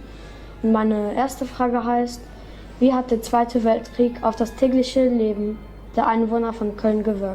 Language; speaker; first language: German; early bilingual, other home language; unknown